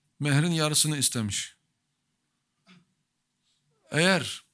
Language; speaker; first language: Turkish; native; Turkish